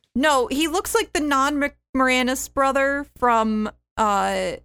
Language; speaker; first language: English; native; English